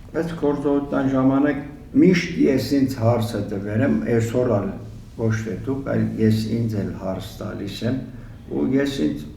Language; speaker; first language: Armenian; early bilingual, heritage; Armenian